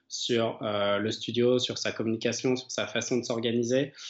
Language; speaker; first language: French; native; French